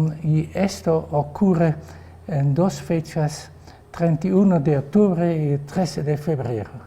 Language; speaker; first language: Spanish; non-native, fluent; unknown